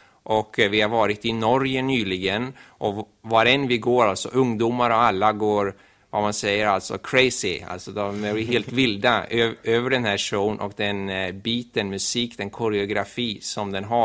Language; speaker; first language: Swedish; native; Swedish